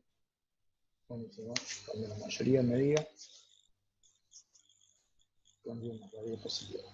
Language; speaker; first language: Spanish; native; Spanish